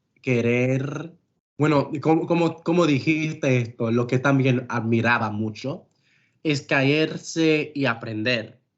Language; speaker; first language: Spanish; non-native, fluent; English